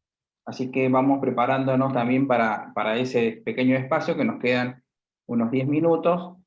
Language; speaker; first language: Spanish; native; Spanish